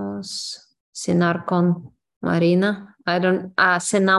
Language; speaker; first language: Spanish; non-native, learner; English